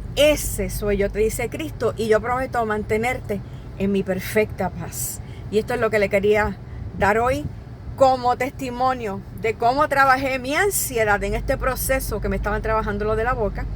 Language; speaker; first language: Spanish; native; Spanish